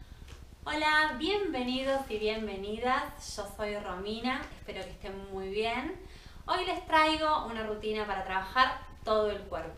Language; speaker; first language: Spanish; native; Spanish